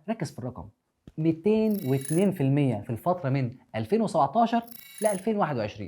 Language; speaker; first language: Arabic; native; Arabic